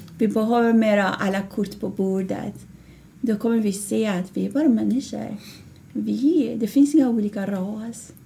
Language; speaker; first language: Swedish; non-native, fluent; Persian